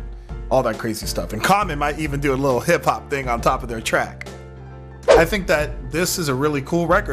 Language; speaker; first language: English; native; English